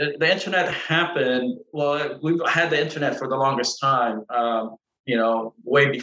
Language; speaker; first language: English; native; English